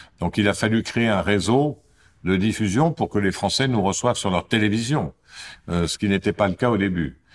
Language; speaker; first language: French; native; French